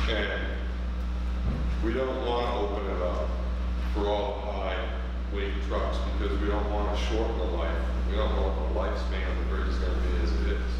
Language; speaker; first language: English; native; English